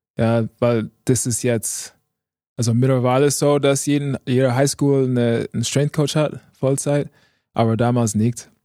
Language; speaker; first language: German; non-native, fluent; English